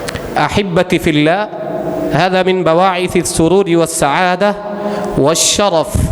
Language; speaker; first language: Arabic; non-native, fluent; Urdu